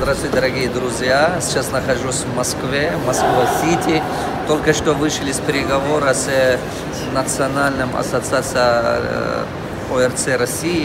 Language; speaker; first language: Russian; non-native, local second language; Tajik